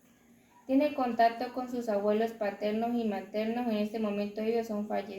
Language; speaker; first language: Spanish; native; Spanish